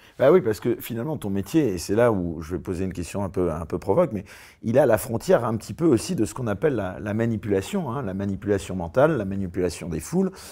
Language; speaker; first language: French; native; French